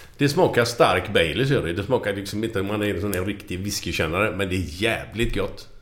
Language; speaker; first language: Swedish; native; Swedish